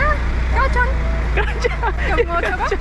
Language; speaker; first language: Indonesian; non-native, fluent; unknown